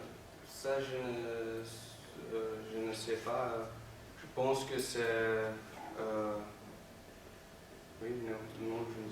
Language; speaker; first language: French; non-native, learner; Dutch